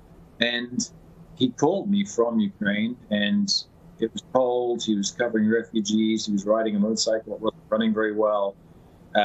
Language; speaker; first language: English; native; English